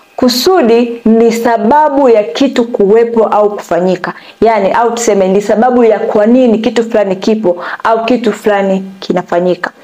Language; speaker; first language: Swahili; native; Swahili